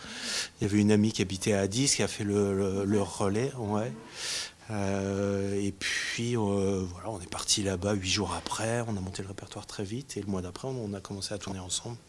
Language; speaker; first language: French; native; French